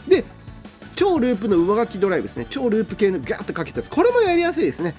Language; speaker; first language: Japanese; native; Japanese